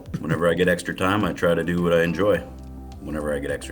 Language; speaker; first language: English; native; English